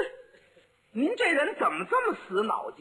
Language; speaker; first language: Chinese; native; Chinese